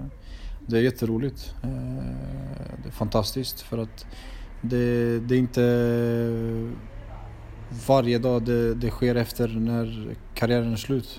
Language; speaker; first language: Swedish; early bilingual, other home language; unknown